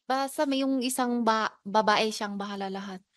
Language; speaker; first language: Filipino; non-native, learner; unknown